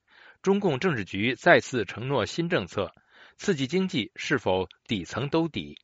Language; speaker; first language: Chinese; native; Chinese